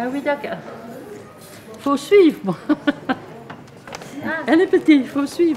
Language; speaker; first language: French; native; French